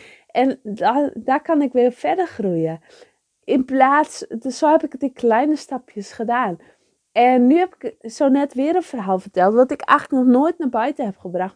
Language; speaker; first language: Dutch; native; Dutch